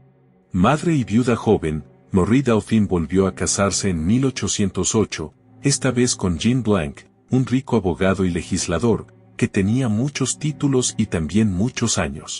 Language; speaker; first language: Spanish; native; Spanish